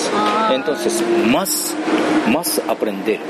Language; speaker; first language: Spanish; non-native, learner; Japanese